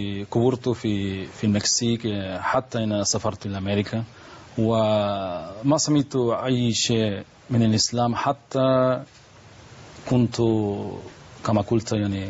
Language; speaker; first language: Arabic; non-native, learner; Spanish